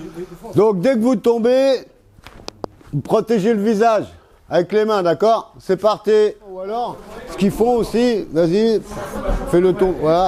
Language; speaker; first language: French; native; French